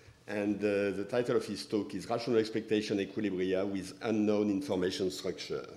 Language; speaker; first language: English; non-native, fluent; French